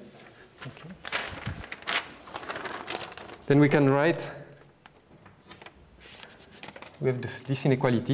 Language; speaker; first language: English; non-native, fluent; French